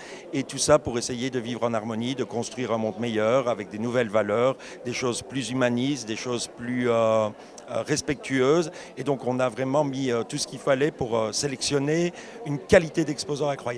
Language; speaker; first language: French; native; French